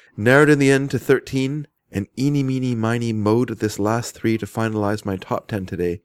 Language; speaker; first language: English; native; English